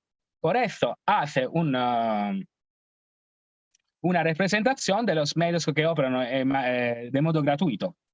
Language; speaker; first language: Spanish; non-native, learner; Italian